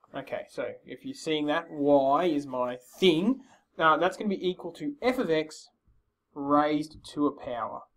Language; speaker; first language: English; native; English